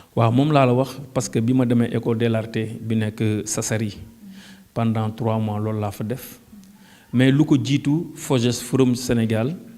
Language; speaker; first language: Wolof; native; Wolof